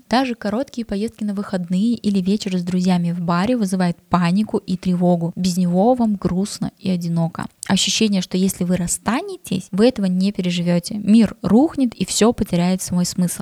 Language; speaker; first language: Russian; native; Russian